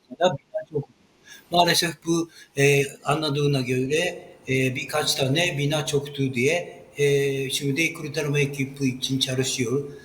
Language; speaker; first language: Turkish; non-native, learner; Japanese